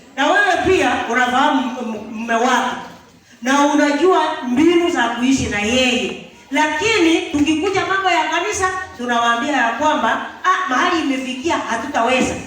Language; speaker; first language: Swahili; non-native, local second language; Gusii